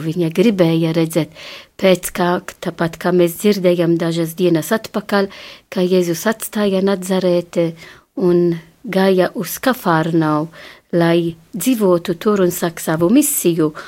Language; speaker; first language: Latvian; non-native, fluent; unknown